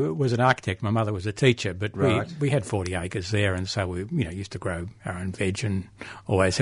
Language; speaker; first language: English; native; English